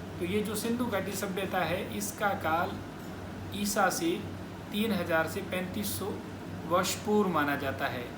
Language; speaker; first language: Hindi; native; Hindi